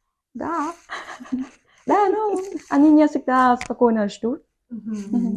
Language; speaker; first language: Russian; non-native, learner; Vietnamese